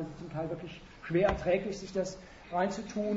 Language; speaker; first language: German; native; German